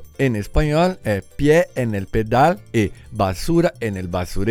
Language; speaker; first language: Spanish; non-native, fluent; Portuguese